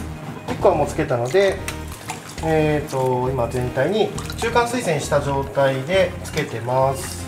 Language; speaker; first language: Japanese; native; Japanese